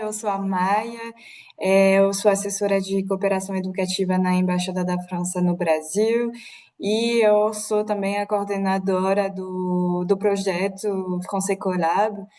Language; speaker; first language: Portuguese; non-native, fluent; French